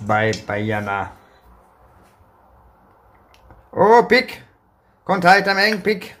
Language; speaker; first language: Thai; non-native, learner; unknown